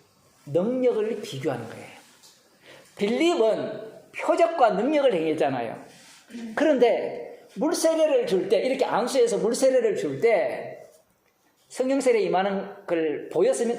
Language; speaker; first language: Korean; native; Korean